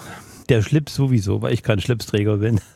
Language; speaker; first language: German; native; German